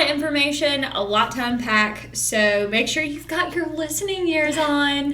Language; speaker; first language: English; native; English